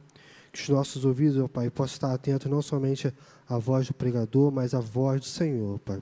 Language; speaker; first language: Portuguese; native; Portuguese